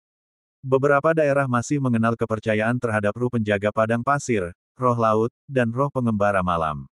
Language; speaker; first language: Indonesian; native; Indonesian